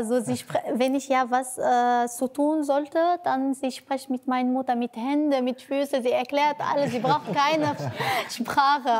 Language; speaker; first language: German; non-native, learner; Arabic